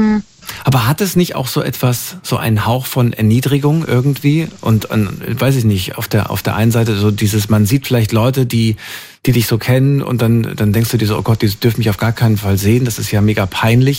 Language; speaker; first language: German; native; German